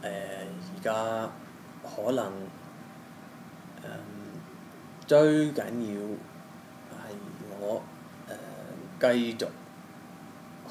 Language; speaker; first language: Chinese; non-native, learner; English